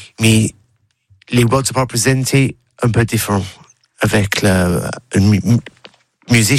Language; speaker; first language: French; non-native, learner; English